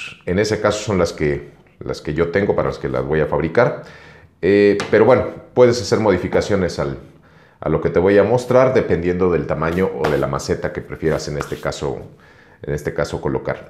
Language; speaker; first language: Spanish; native; Spanish